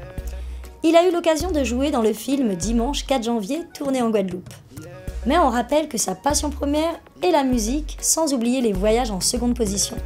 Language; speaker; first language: French; native; French